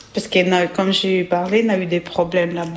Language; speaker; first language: French; non-native, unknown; Albanian